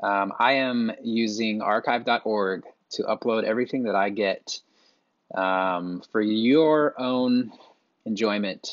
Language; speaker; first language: English; native; English